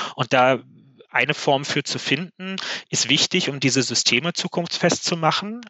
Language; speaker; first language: German; native; German